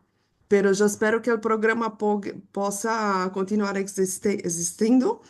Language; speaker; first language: Catalan; non-native, fluent; Portuguese